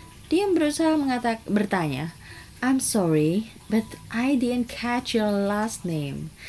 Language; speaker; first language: English; non-native, fluent; Indonesian